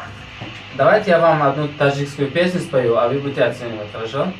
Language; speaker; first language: Russian; non-native, local second language; Tajik